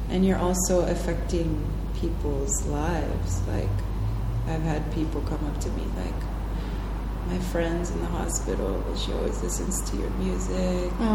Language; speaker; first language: English; early bilingual, heritage; English